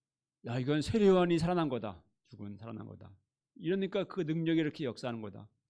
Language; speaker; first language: Korean; native; Korean